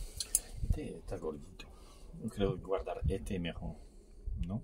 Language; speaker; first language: Spanish; non-native, learner; French